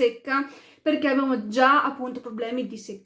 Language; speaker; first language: Italian; early bilingual, other home language; Arabic